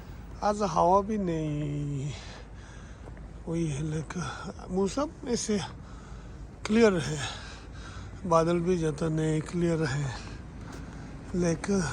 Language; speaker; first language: Hindi; non-native, local second language; Tibetan